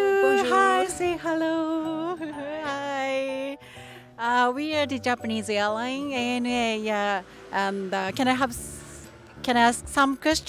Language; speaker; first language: English; non-native, learner; Japanese